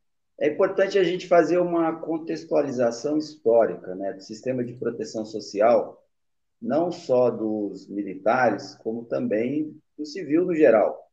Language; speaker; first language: Portuguese; native; Portuguese